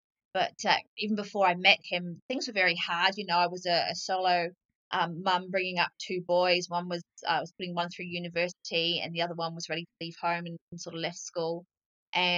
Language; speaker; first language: English; native; English